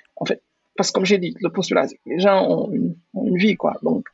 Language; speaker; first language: French; non-native, local second language; Wolof